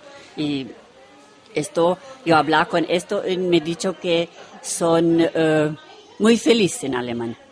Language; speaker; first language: Spanish; non-native, learner; Romanian